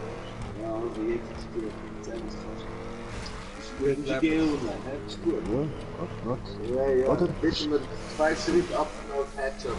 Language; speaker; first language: German; non-native, learner; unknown